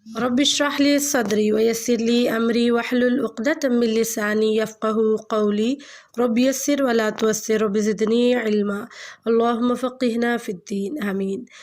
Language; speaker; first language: Urdu; non-native, local second language; Punjabi